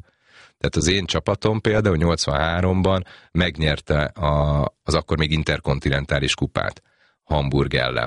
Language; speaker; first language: Hungarian; native; Hungarian